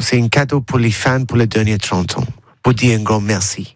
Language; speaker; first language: French; non-native, learner; English